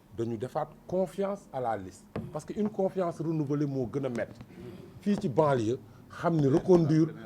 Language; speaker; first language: Wolof; native; Wolof